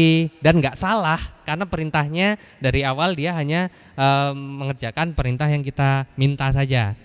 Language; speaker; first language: Indonesian; native; Indonesian